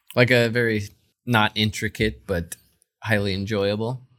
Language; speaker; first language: English; native; English